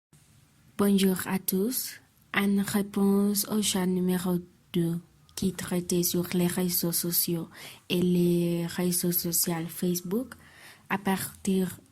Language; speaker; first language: French; non-native, learner; Spanish